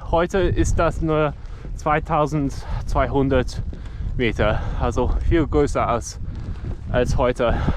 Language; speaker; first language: German; non-native, learner; English